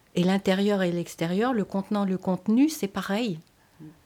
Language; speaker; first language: French; native; French